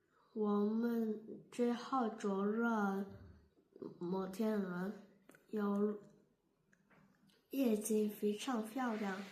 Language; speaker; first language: Chinese; non-native, learner; Korean